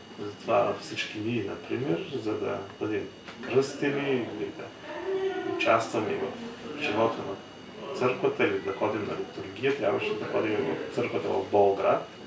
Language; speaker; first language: Bulgarian; early bilingual, heritage; Bulgarian